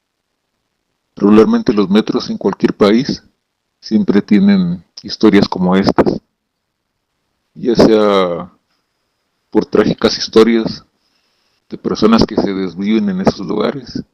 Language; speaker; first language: Spanish; native; Spanish